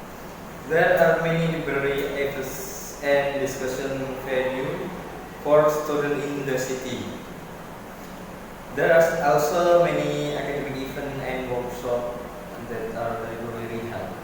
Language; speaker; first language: English; non-native, learner; Indonesian